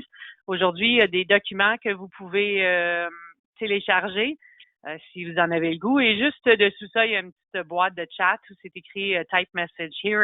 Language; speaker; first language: French; native; French